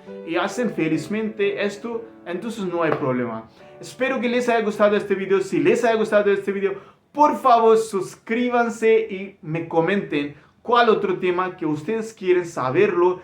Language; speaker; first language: Spanish; non-native, learner; Hindi